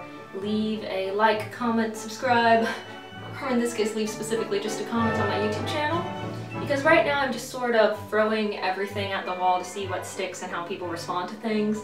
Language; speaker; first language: English; native; English